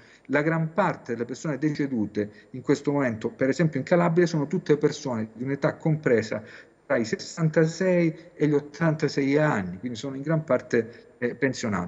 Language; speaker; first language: Italian; native; Italian